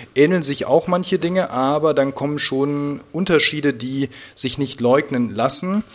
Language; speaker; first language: German; native; German